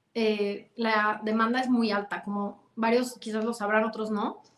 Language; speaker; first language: Spanish; native; Spanish